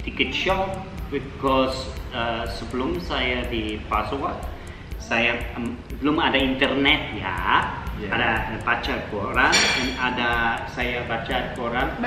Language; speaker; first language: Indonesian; non-native, learner; German